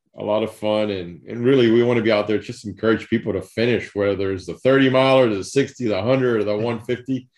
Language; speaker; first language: English; early bilingual, other home language; Spanish